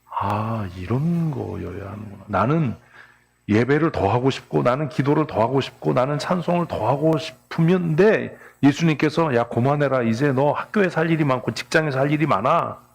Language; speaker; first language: Korean; native; Korean